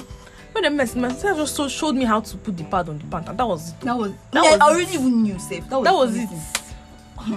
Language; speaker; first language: English; non-native, local second language; Igbo